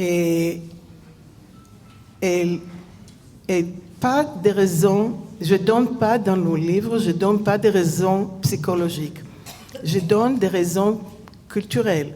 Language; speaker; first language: French; non-native, fluent; Hebrew